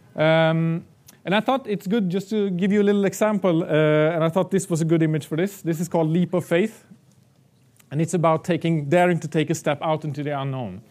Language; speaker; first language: English; non-native, fluent; Swedish